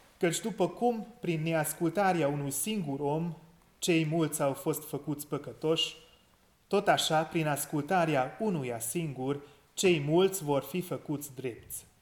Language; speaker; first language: Romanian; non-native, local second language; Hungarian